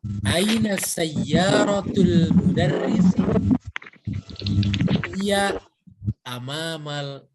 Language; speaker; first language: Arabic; non-native, fluent; Indonesian